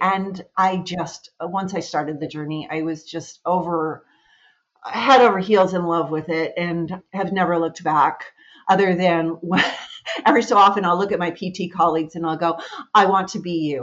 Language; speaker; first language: English; native; English